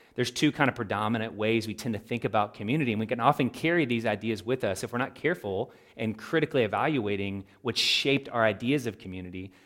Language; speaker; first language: English; native; English